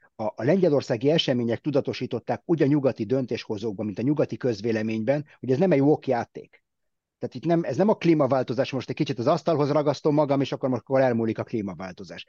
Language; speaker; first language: Hungarian; early bilingual, heritage; Hungarian